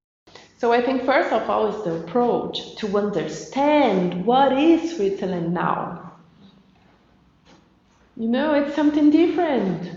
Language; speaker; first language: English; non-native, fluent; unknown